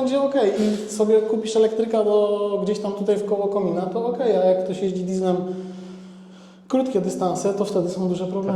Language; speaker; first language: Polish; native; Polish